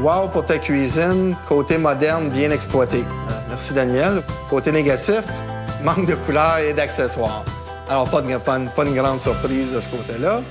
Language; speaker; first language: French; native; French